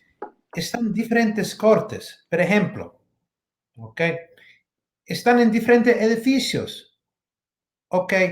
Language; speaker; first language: Spanish; non-native, learner; English